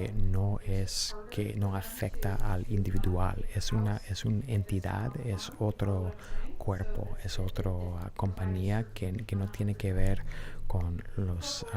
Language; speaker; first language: Spanish; non-native, fluent; English